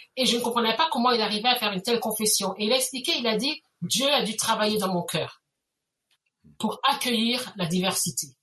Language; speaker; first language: French; native; French